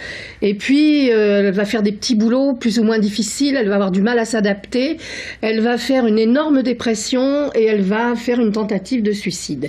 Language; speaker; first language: French; native; French